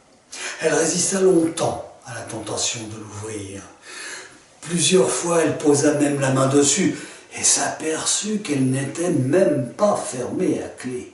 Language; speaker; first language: French; native; French